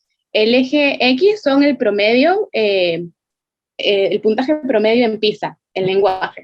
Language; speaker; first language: Spanish; native; Spanish